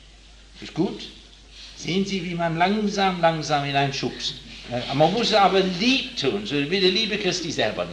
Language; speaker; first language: German; non-native, fluent; English